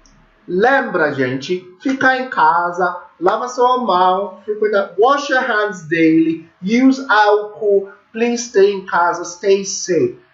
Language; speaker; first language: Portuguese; non-native, learner; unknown